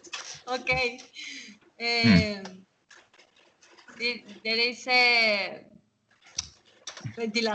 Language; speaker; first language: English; non-native, learner; Spanish